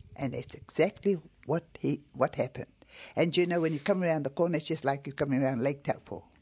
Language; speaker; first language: English; native; English